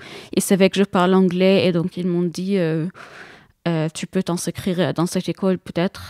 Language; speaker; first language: French; non-native, fluent; Arabic